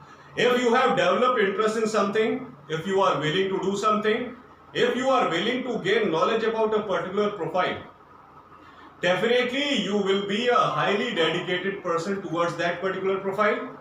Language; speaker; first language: English; non-native, local second language; Hindi